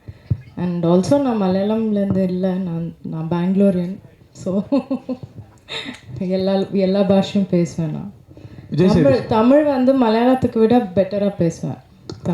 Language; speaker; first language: Tamil; non-native, local second language; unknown